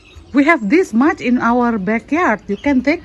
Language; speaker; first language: English; non-native, learner; Indonesian